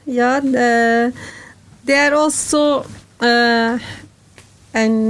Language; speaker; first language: Norwegian; non-native, learner; Kurdish